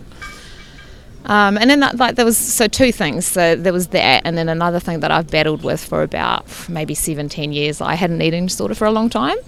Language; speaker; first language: English; native; English